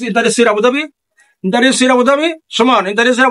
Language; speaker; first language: Arabic; non-native, learner; Bangla